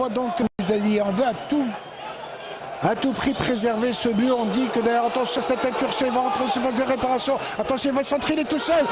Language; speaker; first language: French; non-native, local second language; Arabic